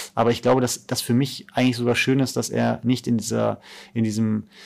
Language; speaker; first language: German; native; German